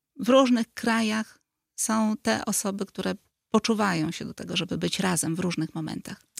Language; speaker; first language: Polish; native; Polish